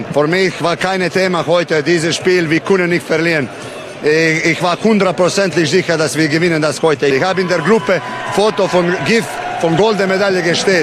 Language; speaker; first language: German; non-native, fluent; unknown